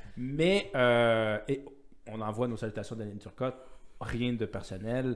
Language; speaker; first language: French; native; French